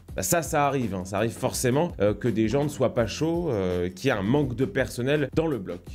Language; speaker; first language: French; native; French